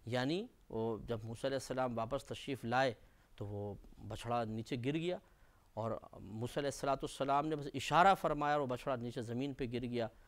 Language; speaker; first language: Urdu; native; Urdu